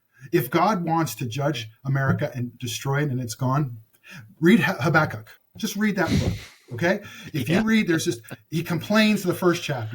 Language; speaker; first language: English; native; English